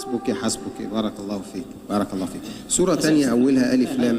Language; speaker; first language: Arabic; native; Arabic